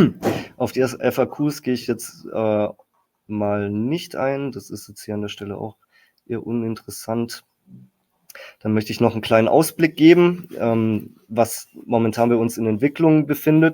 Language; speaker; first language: German; native; German